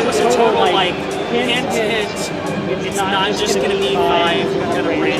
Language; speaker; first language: English; native; English